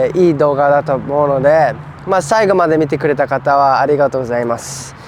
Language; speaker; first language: Japanese; early bilingual, other home language; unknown